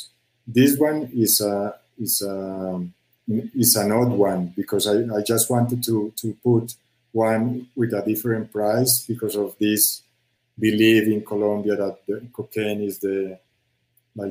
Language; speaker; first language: English; non-native, fluent; Spanish